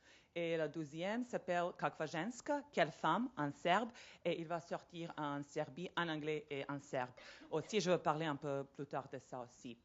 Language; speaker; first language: French; non-native, fluent; Serbian